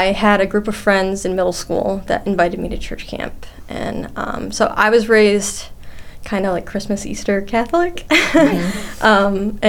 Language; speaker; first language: English; native; English